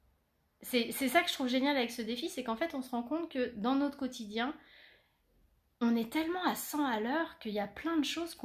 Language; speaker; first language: French; native; French